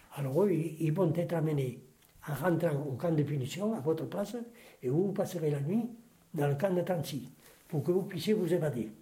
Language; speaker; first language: French; non-native, fluent; Spanish